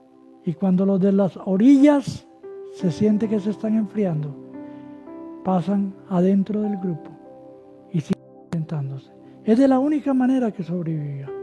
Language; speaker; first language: Spanish; native; Spanish